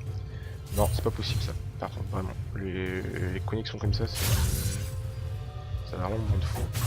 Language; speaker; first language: French; native; French